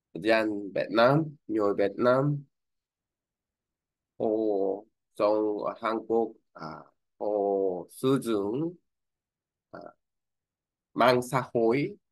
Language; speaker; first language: Vietnamese; non-native, learner; Korean